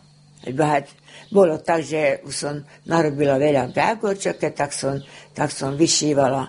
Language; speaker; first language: Slovak; native; Slovak